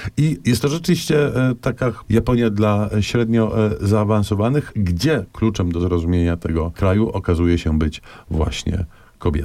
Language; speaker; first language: Polish; native; Polish